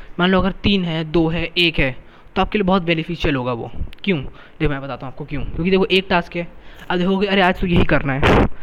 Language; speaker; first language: Hindi; native; Hindi